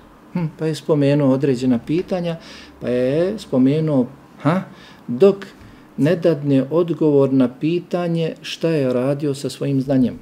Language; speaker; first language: Serbian; native; Serbian